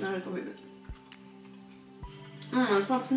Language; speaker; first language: French; native; French